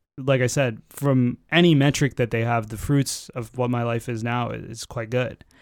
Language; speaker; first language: English; native; English